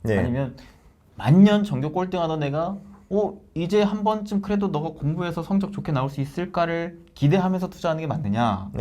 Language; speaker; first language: Korean; native; Korean